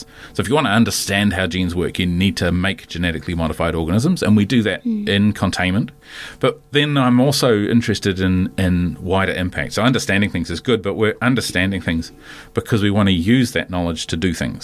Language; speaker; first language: English; native; English